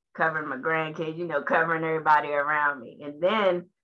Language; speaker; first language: English; native; English